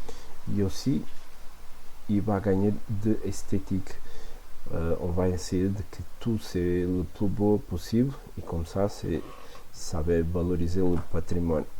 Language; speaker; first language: French; non-native, fluent; Portuguese